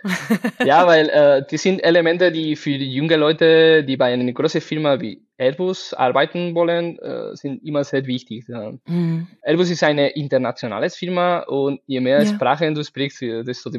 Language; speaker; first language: German; non-native, learner; Spanish